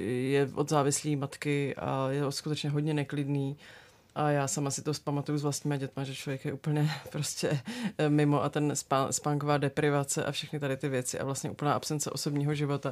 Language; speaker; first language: Czech; native; Czech